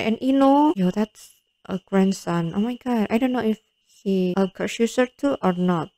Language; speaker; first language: English; non-native, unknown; Indonesian